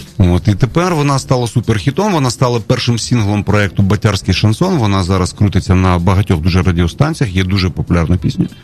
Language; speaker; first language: Ukrainian; non-native, local second language; Russian